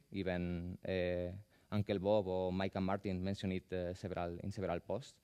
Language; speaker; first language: English; non-native, fluent; Spanish